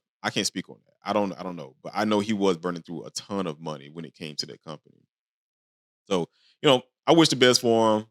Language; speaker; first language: English; native; English